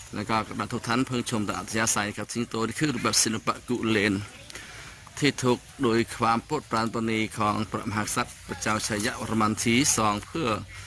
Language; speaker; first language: Thai; non-native, local second language; Khmer